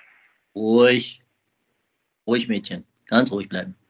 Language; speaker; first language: German; native; German